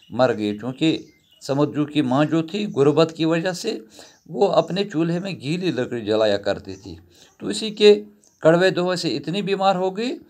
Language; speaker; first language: Urdu; non-native, local second language; Kashmiri